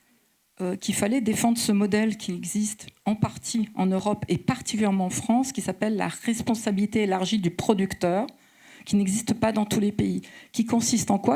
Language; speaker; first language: French; native; French